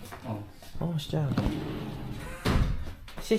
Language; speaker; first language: Chinese; non-native, fluent; Korean